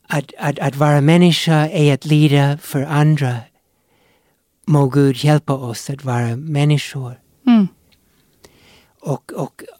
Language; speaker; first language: Swedish; non-native, fluent; English